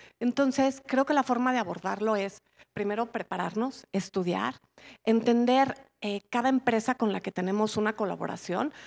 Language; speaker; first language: Spanish; native; Spanish